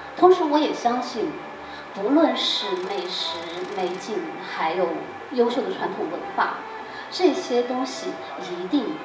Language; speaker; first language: Chinese; native; Chinese